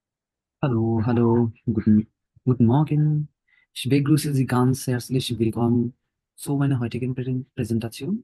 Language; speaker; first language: German; non-native, learner; Bangla